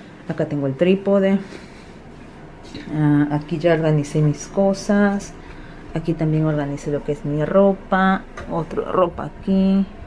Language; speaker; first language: Spanish; native; Spanish